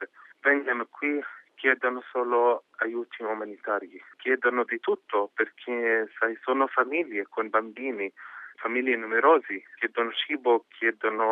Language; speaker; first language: Italian; non-native, fluent; Arabic